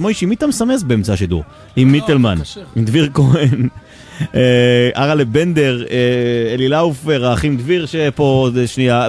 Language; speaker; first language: Hebrew; native; Hebrew